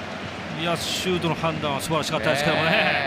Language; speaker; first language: Japanese; native; Japanese